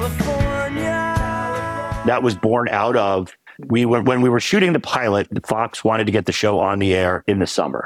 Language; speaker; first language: English; native; English